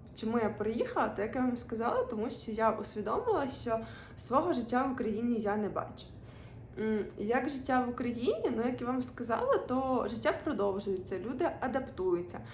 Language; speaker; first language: Ukrainian; non-native, local second language; Russian